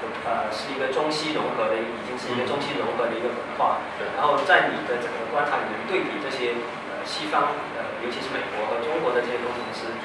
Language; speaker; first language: Chinese; native; Chinese